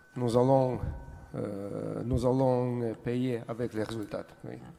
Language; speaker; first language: French; non-native, learner; Russian